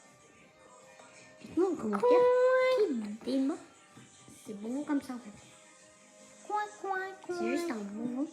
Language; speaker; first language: French; native; French